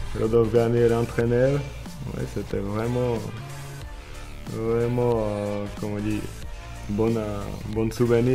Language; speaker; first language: French; non-native, learner; Slovak